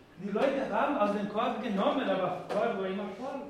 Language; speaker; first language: German; non-native, fluent; Croatian